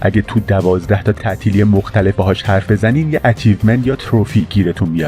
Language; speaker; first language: Persian; native; Persian